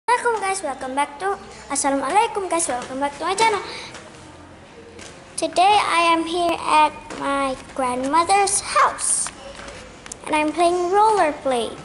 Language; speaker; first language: English; non-native, learner; Indonesian